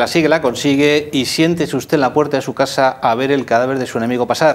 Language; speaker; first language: Spanish; native; Spanish